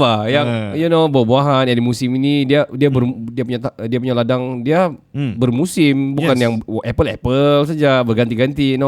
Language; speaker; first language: Malay; native; Malay